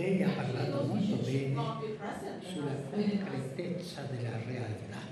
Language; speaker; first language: Italian; non-native, fluent; Spanish